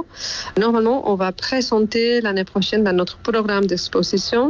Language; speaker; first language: French; non-native, fluent; Spanish